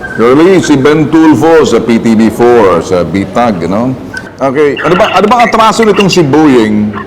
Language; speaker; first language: Filipino; native; Filipino